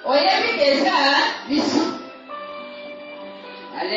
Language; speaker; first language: French; non-native, local second language; Lingala